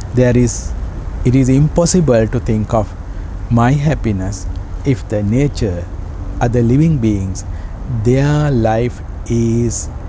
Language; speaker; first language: English; non-native, local second language; Sinhala